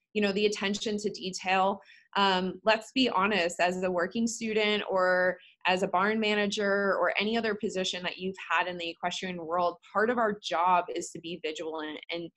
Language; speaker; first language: English; native; English